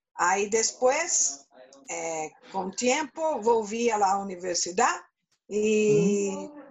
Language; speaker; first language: Spanish; non-native, learner; Portuguese